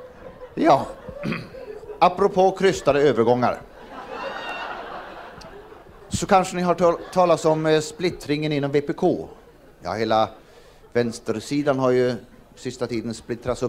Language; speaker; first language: Swedish; native; Swedish